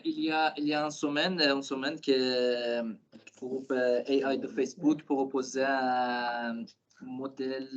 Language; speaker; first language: French; non-native, learner; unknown